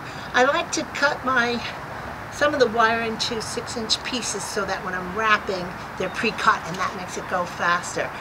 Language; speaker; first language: English; native; English